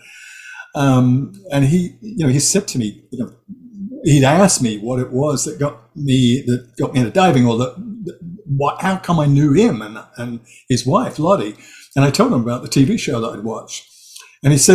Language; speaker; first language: English; native; English